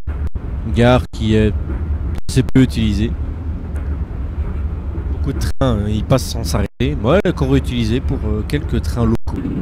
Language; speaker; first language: French; native; French